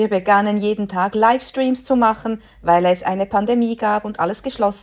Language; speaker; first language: German; native; German